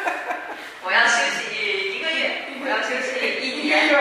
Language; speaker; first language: Italian; non-native, fluent; Chinese